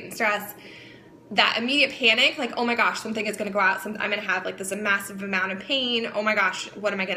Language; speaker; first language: English; native; English